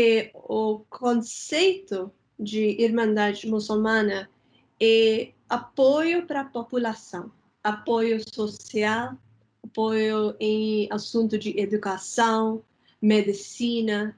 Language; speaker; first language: Portuguese; non-native, fluent; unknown